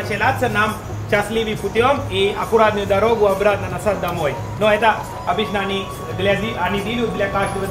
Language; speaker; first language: Russian; non-native, learner; Sinhala